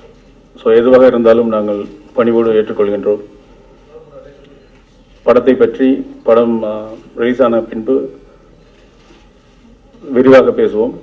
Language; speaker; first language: Tamil; native; Tamil